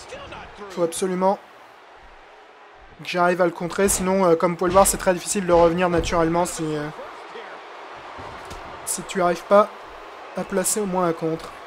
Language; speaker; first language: French; native; French